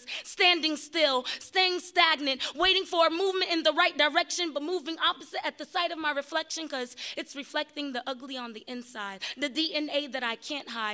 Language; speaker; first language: English; native; English